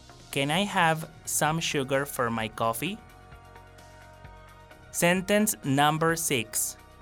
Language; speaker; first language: English; non-native, fluent; Spanish